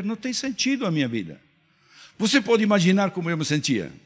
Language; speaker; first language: Portuguese; non-native, fluent; Spanish